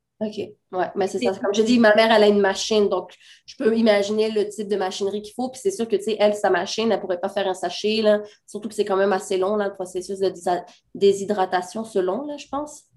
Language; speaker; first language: French; native; French